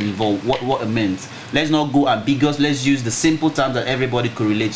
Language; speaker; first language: English; non-native, local second language; Igbo